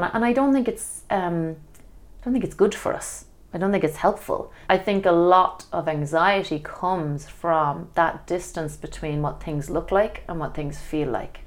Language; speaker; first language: English; native; English